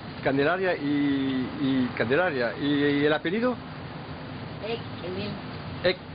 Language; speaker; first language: Spanish; non-native, learner; French